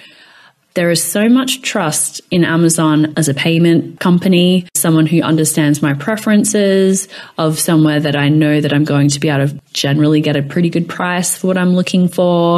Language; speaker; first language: English; native; English